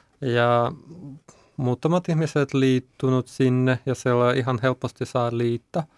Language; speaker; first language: Finnish; non-native, learner; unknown